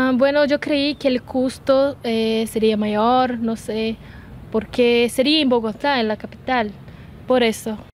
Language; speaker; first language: Spanish; non-native, learner; Portuguese